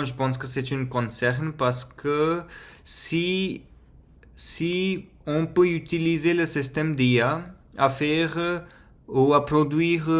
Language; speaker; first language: French; non-native, fluent; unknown